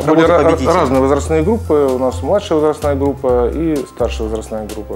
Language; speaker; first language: Russian; native; Russian